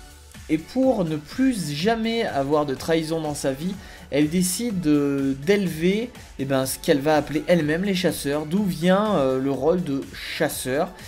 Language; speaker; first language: French; native; French